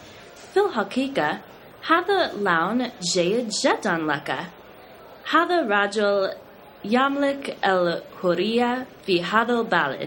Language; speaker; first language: Arabic; non-native, learner; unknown